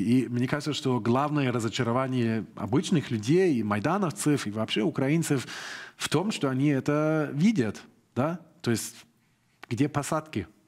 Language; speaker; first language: Russian; non-native, fluent; German